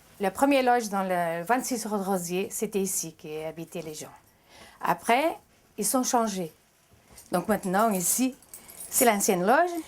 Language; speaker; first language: French; non-native, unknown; Portuguese